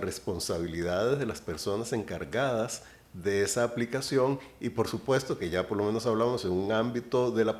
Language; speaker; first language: Spanish; native; Spanish